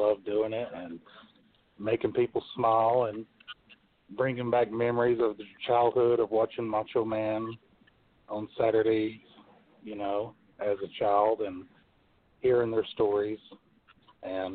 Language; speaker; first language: English; native; English